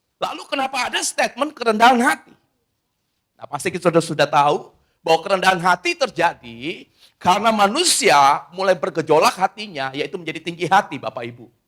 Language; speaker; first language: Indonesian; native; Indonesian